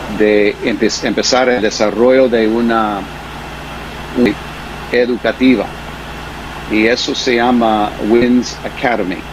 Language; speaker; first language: Spanish; non-native, fluent; English